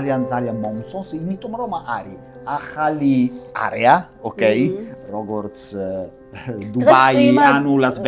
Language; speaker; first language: Georgian; non-native, learner; Italian